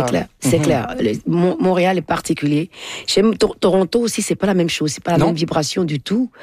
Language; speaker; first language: French; non-native, local second language; Fon